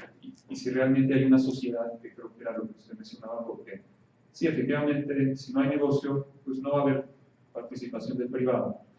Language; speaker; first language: Spanish; native; Spanish